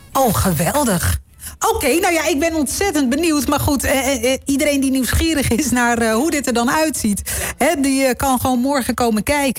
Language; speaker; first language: Dutch; native; Dutch